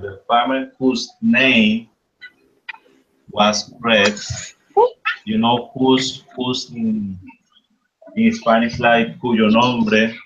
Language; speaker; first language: English; non-native, fluent; Spanish